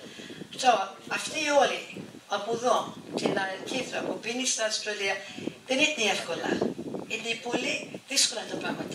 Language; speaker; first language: Greek; early bilingual, heritage; English